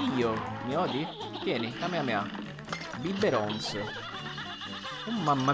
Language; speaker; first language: Italian; native; Italian